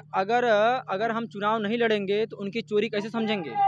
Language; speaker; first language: Hindi; native; Hindi